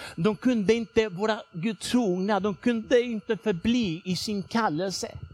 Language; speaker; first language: Swedish; non-native, fluent; Spanish